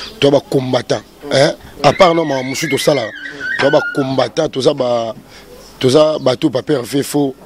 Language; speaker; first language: Lingala; native; Lingala